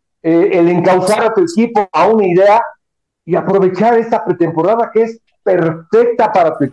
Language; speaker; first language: Spanish; native; Spanish